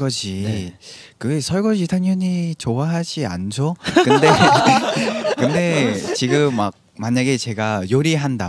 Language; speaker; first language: Korean; non-native, learner; Vietnamese